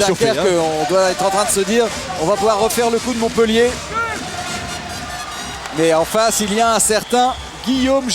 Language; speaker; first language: French; native; French